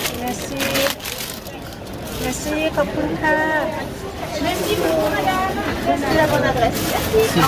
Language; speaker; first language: French; non-native, learner; Thai